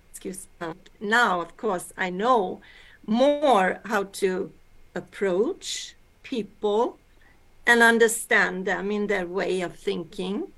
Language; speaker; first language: English; early bilingual, other home language; Swedish